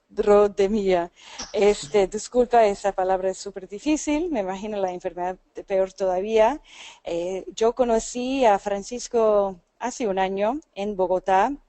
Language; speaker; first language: Spanish; non-native, fluent; English